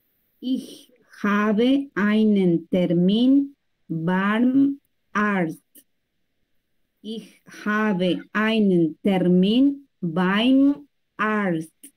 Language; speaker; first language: German; non-native, learner; Spanish